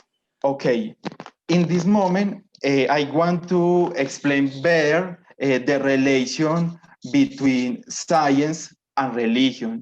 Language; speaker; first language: English; non-native, learner; Spanish